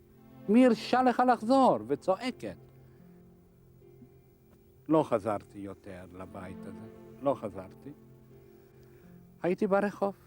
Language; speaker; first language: Hebrew; non-native, fluent; Hungarian